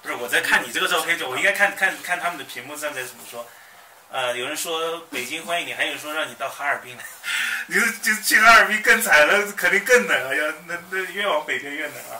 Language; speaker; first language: Chinese; native; Chinese